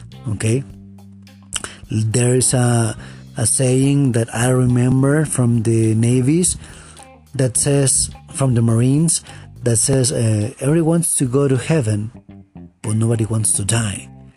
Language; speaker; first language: English; non-native, fluent; Spanish